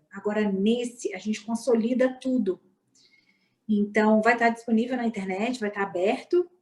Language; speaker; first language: Portuguese; native; Portuguese